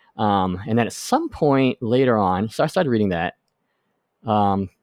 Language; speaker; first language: English; native; English